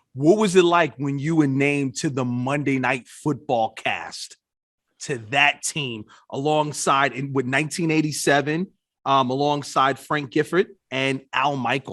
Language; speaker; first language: English; native; English